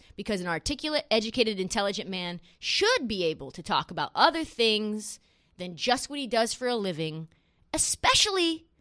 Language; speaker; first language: English; native; English